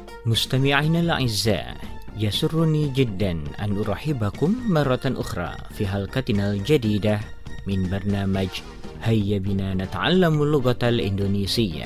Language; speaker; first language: Arabic; non-native, fluent; Indonesian